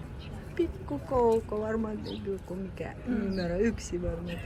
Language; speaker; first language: Finnish; non-native, learner; Russian